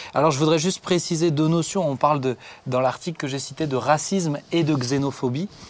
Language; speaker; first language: French; native; French